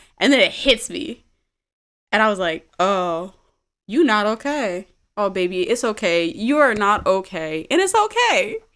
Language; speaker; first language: English; early bilingual, other home language; Amharic